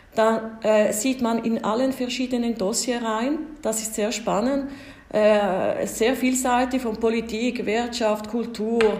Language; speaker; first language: German; early bilingual, heritage; German